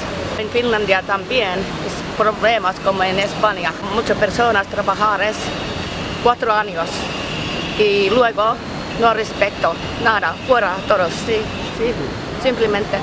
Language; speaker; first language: Spanish; non-native, learner; Finnish